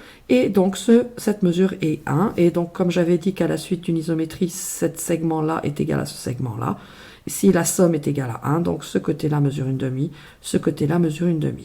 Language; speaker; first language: French; native; French